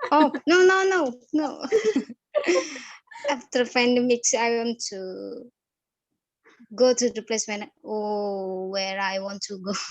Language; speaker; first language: English; non-native, learner; Indonesian